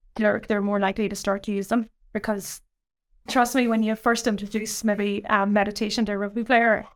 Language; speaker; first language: English; native; English